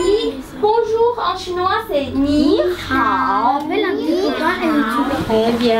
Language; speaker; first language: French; non-native, fluent; Chinese